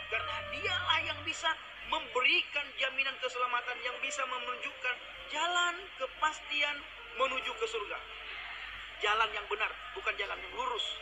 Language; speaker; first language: Indonesian; non-native, local second language; Achinese